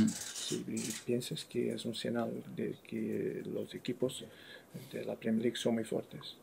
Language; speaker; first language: Spanish; non-native, learner; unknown